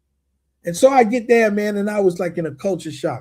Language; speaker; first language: English; native; English